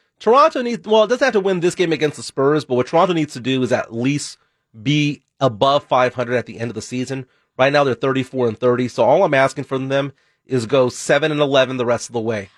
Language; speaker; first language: English; native; English